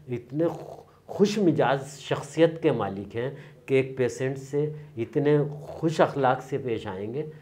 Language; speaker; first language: Hindi; native; Hindi